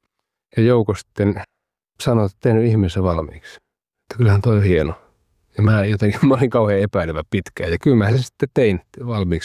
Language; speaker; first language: Finnish; native; Finnish